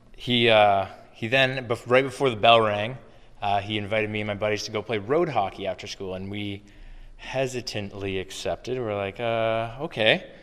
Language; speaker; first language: English; native; English